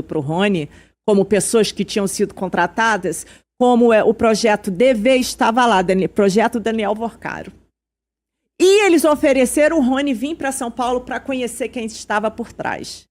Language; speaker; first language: Portuguese; native; Portuguese